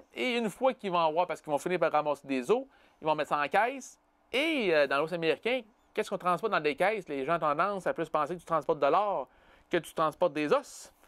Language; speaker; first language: French; native; French